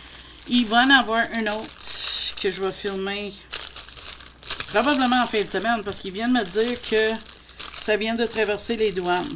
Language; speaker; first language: French; native; French